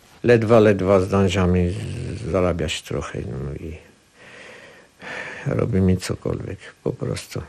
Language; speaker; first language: Polish; non-native, learner; Armenian